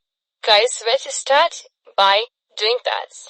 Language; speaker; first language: English; non-native, fluent; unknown